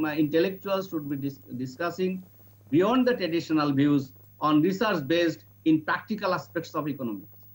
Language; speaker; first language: English; non-native, local second language; Bangla